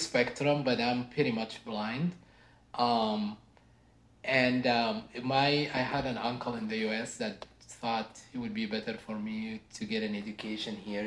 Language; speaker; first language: English; non-native, fluent; Arabic